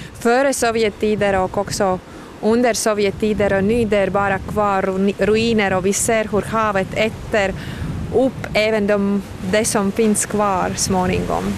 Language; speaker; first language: Swedish; non-native, fluent; Latvian